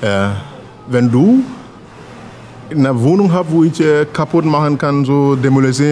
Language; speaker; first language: German; non-native, learner; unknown